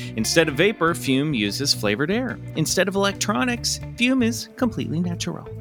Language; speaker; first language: English; native; English